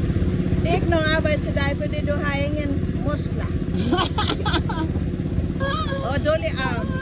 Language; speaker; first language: Danish; non-native, fluent; Cebuano